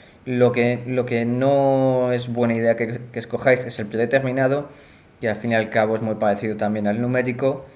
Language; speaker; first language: Spanish; native; Spanish